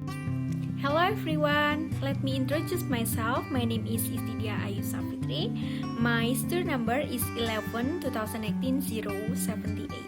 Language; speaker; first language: English; non-native, learner; Indonesian